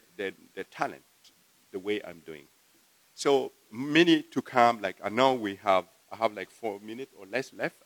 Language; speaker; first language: English; non-native, fluent; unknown